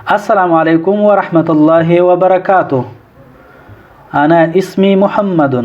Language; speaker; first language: Arabic; non-native, fluent; Pashto